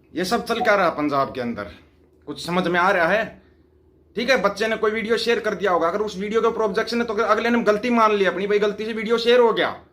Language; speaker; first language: Hindi; non-native, local second language; Punjabi